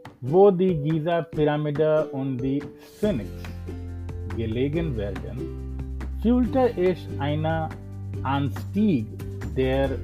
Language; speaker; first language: German; non-native, learner; English